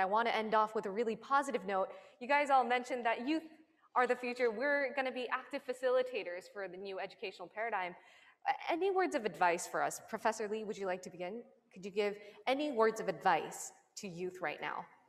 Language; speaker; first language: English; non-native, fluent; Korean